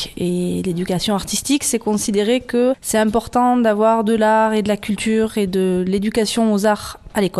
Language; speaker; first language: French; native; French